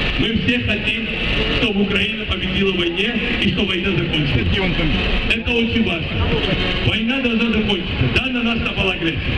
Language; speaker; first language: Russian; non-native, local second language; Georgian